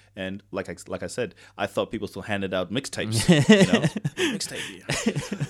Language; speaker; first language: English; non-native, fluent; Tongan